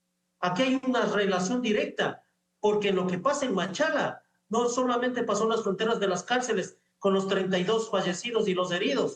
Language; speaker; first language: Spanish; native; Spanish